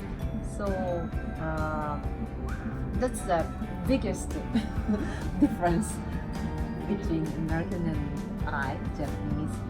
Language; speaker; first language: English; non-native, learner; Japanese